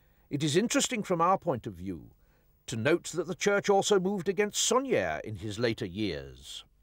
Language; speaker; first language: English; native; English